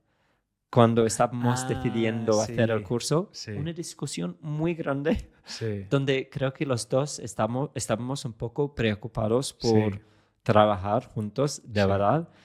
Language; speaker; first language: Spanish; non-native, fluent; English